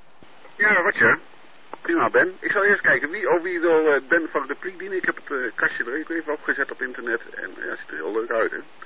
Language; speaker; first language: Dutch; native; Dutch